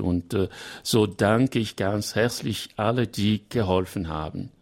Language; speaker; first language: German; non-native, learner; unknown